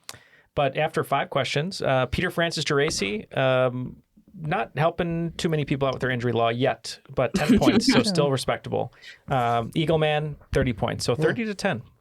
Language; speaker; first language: English; native; English